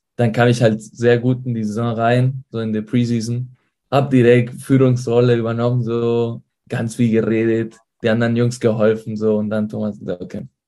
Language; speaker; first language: German; early bilingual, heritage; Spanish